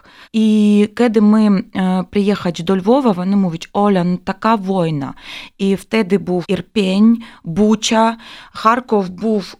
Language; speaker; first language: Ukrainian; non-native, local second language; Russian